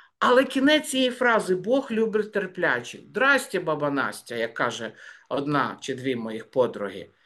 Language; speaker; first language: Ukrainian; native; Ukrainian